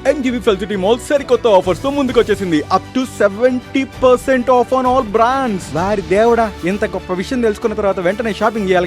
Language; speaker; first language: Telugu; native; Telugu